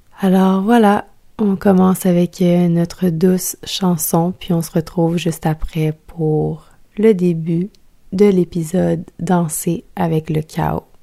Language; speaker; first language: French; native; French